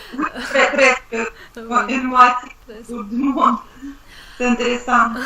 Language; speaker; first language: French; non-native, learner; Russian